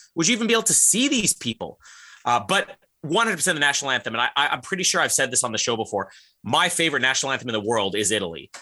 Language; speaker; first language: English; native; English